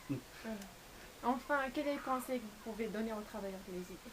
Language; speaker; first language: French; non-native, local second language; Arabic